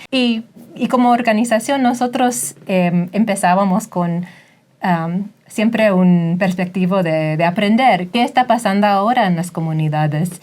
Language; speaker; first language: Spanish; non-native, fluent; English